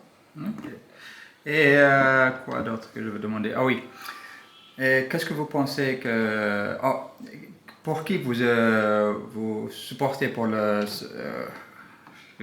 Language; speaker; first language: French; non-native, learner; English